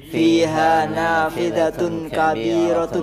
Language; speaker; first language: Arabic; non-native, learner; Indonesian